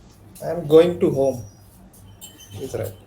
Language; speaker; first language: English; non-native, learner; Hindi